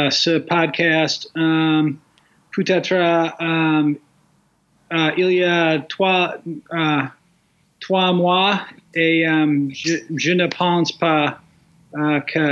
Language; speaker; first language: French; non-native, learner; English